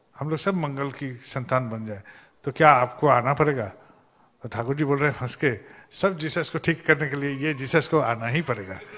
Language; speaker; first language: Hindi; non-native, local second language; Bangla